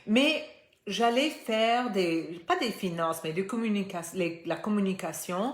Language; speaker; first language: French; non-native, fluent; Spanish